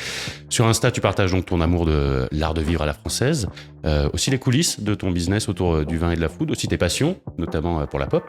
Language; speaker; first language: French; native; French